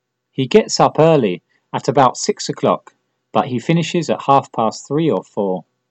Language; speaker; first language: English; native; English